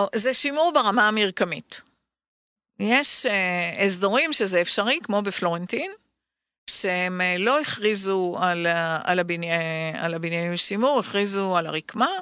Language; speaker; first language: Hebrew; native; Hebrew